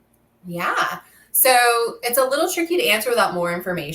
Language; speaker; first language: English; native; English